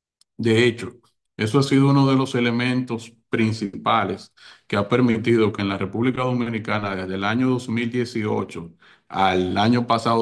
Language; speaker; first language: Spanish; native; Spanish